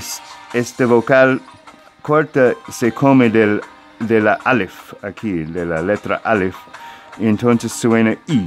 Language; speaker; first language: Spanish; non-native, fluent; English